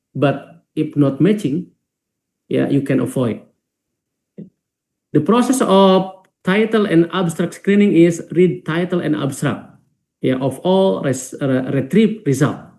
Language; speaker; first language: English; non-native, fluent; Indonesian